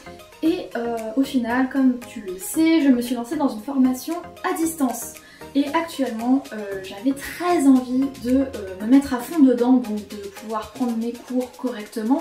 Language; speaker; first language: French; native; French